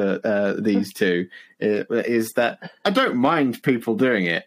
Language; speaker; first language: English; native; English